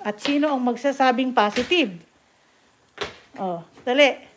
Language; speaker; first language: Filipino; native; Filipino